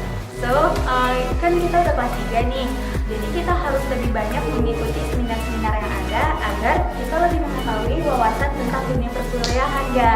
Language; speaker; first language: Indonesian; native; Indonesian